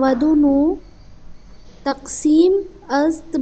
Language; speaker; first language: Persian; non-native, learner; Urdu